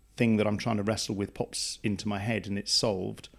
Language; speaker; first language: English; native; English